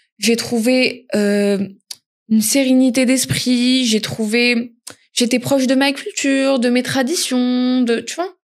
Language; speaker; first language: French; early bilingual, other home language; Arabic